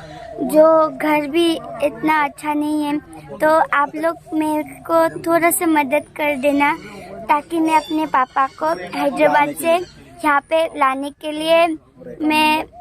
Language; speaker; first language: Hindi; non-native, local second language; Mising